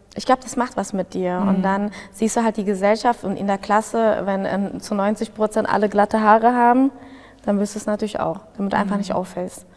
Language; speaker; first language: German; early bilingual, other home language; Tigrinya